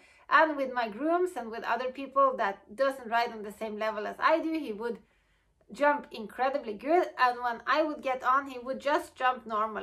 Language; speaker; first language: English; non-native, fluent; Norwegian